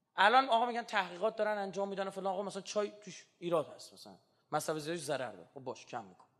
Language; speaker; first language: Persian; native; Persian